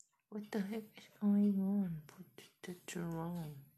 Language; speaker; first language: English; non-native, learner; Indonesian